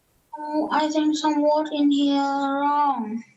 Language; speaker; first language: English; non-native, learner; Vietnamese